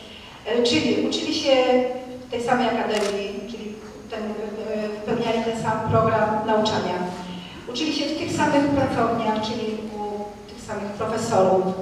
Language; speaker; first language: Polish; native; Polish